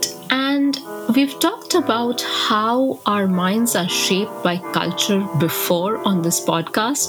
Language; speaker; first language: English; non-native, local second language; Bangla